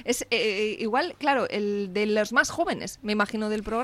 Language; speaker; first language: Spanish; native; Spanish